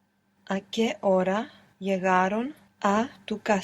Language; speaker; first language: Spanish; non-native, learner; English